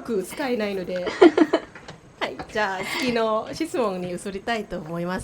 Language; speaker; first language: Japanese; non-native, learner; Thai